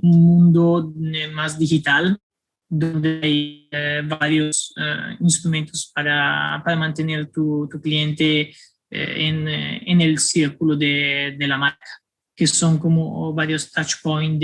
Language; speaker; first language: Spanish; non-native, fluent; Italian